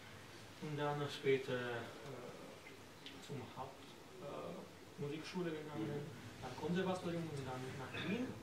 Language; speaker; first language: German; non-native, fluent; Slovak